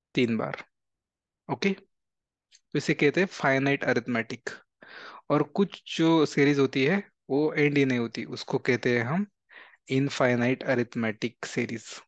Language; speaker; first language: Hindi; non-native, local second language; Marathi